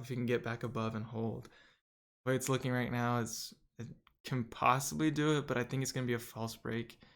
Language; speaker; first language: English; native; English